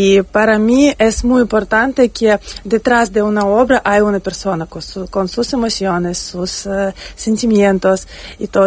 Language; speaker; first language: Spanish; non-native, fluent; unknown